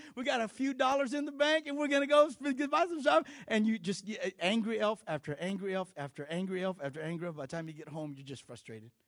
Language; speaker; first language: English; native; English